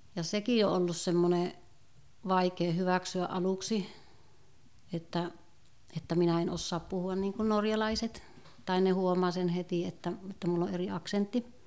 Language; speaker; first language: Finnish; native; Finnish